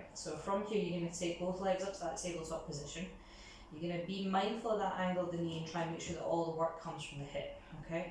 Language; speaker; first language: English; native; English